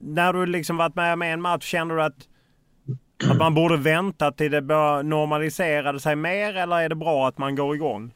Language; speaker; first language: Swedish; native; Swedish